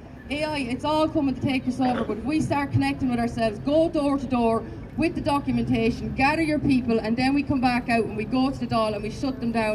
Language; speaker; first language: English; native; English